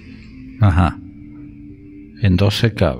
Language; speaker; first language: Spanish; native; Spanish